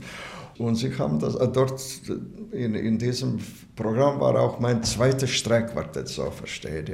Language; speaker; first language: German; non-native, learner; Latvian